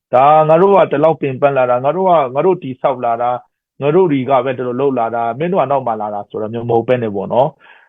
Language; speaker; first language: Burmese; non-native, local second language; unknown